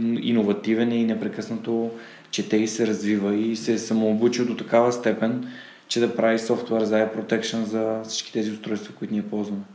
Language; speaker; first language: Bulgarian; native; Bulgarian